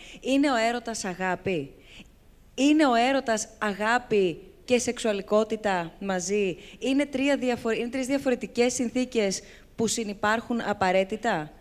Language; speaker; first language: Greek; native; Greek